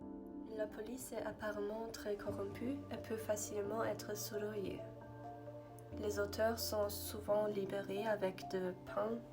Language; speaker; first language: French; non-native, learner; German